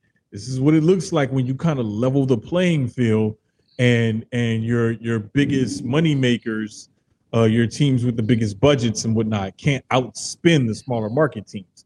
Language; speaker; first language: English; native; English